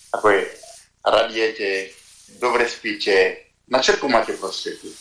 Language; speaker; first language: Slovak; non-native, fluent; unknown